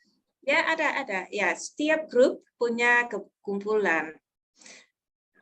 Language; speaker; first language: Indonesian; non-native, learner; Dutch